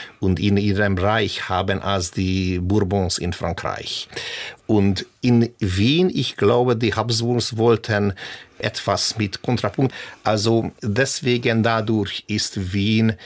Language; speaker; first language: German; non-native, fluent; Hungarian